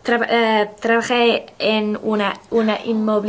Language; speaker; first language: Spanish; non-native, learner; English